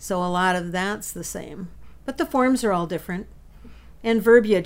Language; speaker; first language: English; native; English